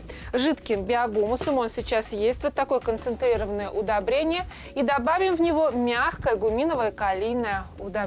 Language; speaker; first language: Russian; native; Russian